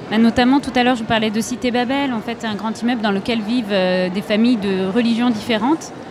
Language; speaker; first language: French; native; French